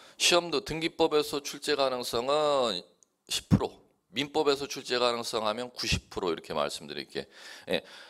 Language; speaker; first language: Korean; native; Korean